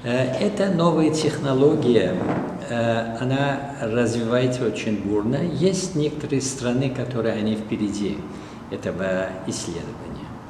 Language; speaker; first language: Russian; non-native, fluent; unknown